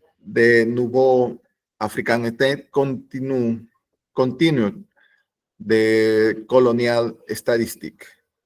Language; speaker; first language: French; non-native, learner; Spanish